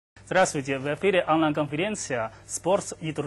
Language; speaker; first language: Russian; non-native, fluent; Chinese